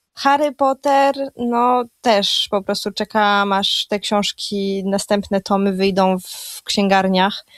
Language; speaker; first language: Polish; early bilingual, heritage; Polish